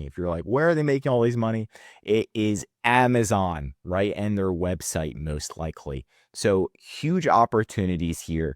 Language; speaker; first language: English; native; English